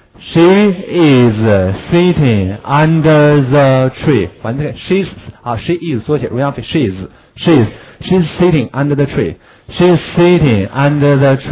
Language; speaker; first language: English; non-native, fluent; Chinese